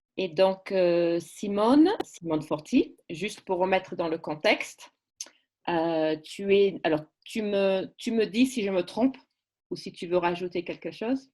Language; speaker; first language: French; native; French